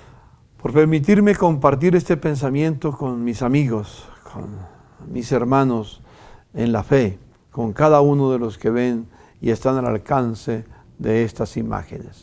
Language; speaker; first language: Spanish; native; Spanish